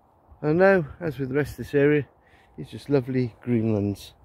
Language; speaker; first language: English; native; English